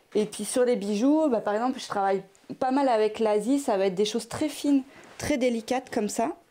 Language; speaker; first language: French; native; French